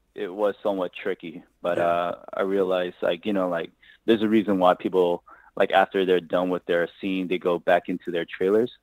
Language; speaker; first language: English; native; English